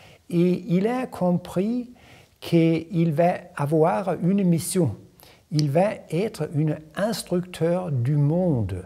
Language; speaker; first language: French; non-native, fluent; Danish